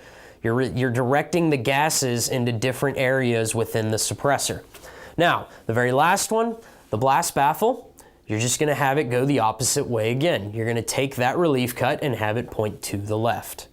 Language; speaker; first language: English; native; English